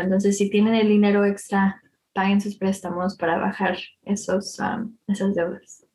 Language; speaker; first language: Spanish; early bilingual, heritage; Spanish